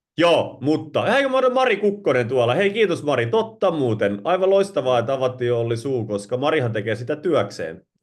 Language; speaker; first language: Finnish; native; Finnish